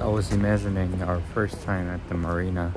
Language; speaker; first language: English; non-native, fluent; Korean